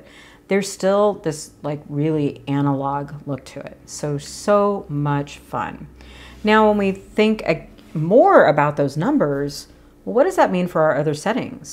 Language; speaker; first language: English; native; English